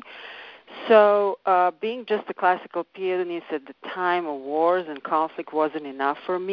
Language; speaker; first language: English; non-native, fluent; Serbian